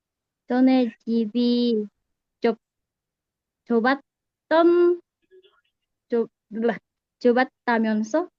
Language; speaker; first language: Korean; non-native, learner; Indonesian